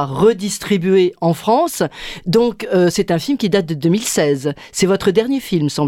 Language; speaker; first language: French; native; French